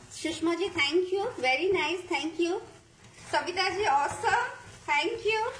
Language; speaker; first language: Hindi; non-native, local second language; Khasi